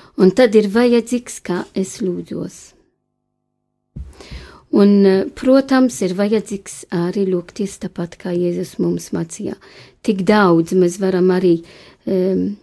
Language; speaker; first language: Latvian; non-native, fluent; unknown